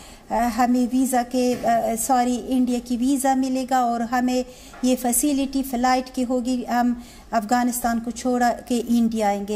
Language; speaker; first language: Hindi; non-native, learner; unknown